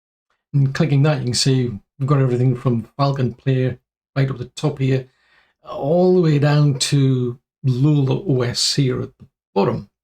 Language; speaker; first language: English; native; English